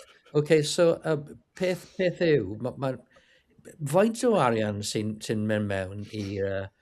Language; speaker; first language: Welsh; non-native, learner; English